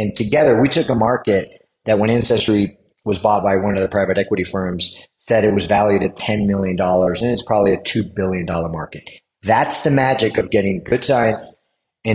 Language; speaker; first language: English; native; English